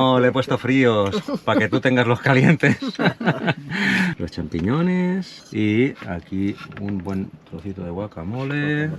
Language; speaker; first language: Spanish; native; Spanish